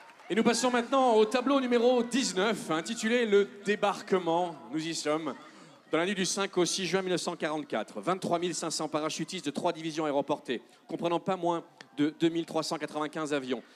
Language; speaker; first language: French; native; French